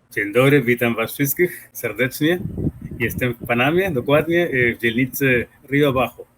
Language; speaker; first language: Polish; non-native, fluent; Spanish